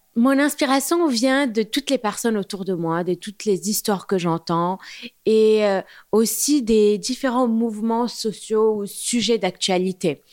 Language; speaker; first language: French; non-native, local second language; Arabic